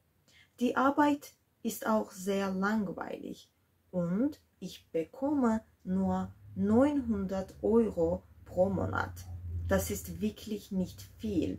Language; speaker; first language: German; non-native, fluent; Georgian